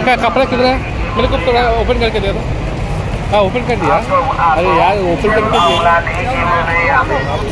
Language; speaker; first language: Hindi; non-native, local second language; Telugu